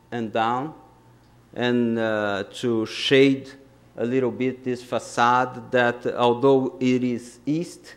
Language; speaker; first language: English; non-native, fluent; Portuguese